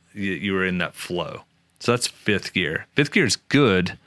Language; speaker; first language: English; native; English